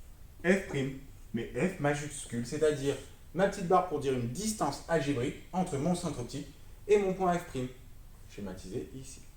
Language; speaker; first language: French; native; French